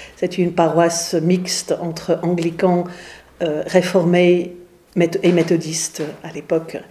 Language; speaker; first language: French; non-native, fluent; English